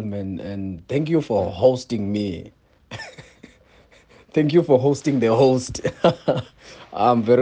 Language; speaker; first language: English; non-native, local second language; Xhosa